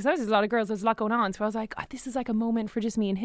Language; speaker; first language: English; native; English